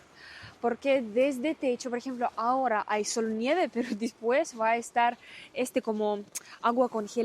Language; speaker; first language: Spanish; non-native, learner; Russian